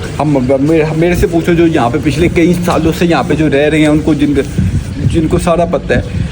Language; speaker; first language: Urdu; non-native, local second language; Punjabi